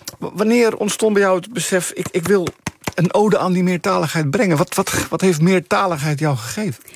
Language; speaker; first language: Dutch; native; Dutch